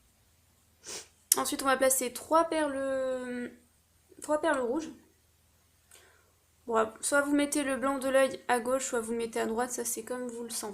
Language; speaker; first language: French; native; French